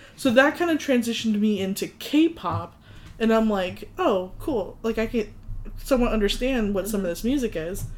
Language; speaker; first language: English; native; English